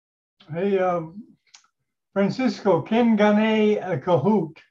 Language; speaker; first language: Spanish; non-native, learner; English